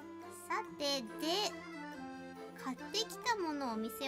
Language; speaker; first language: Japanese; native; Japanese